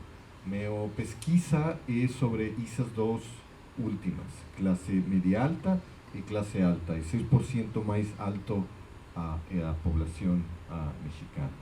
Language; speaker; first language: Portuguese; non-native, fluent; Spanish